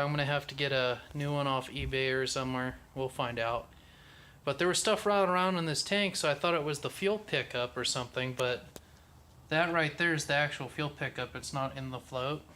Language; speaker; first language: English; native; English